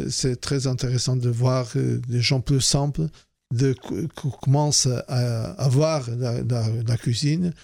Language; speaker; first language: French; non-native, fluent; Portuguese